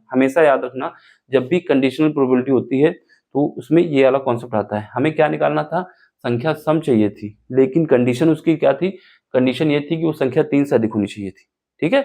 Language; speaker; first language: Hindi; native; Hindi